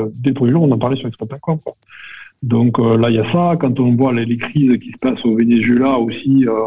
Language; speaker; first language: French; native; French